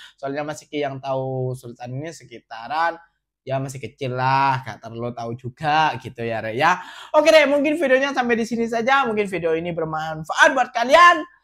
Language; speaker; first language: Indonesian; native; Indonesian